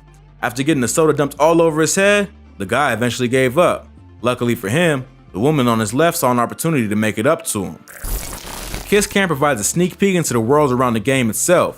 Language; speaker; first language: English; native; English